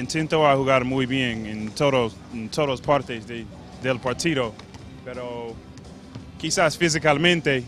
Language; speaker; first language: Spanish; non-native, learner; English